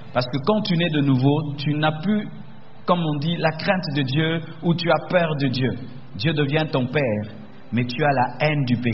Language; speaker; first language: French; non-native, local second language; Lingala